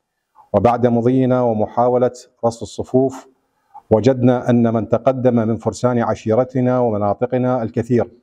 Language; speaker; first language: Arabic; native; Arabic